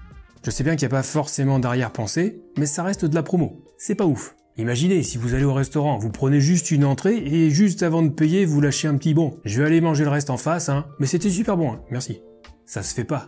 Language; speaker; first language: French; native; French